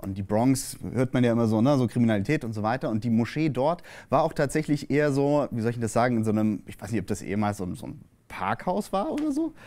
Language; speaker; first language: German; native; German